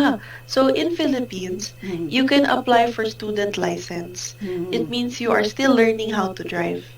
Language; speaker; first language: English; non-native, fluent; Filipino